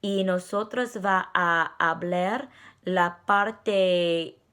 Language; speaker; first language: Spanish; non-native, learner; English